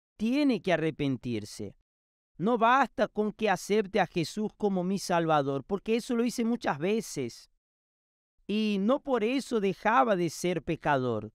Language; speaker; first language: Spanish; non-native, fluent; Portuguese